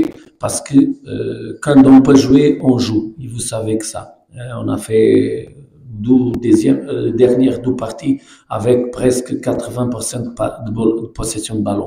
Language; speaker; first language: French; non-native, fluent; Portuguese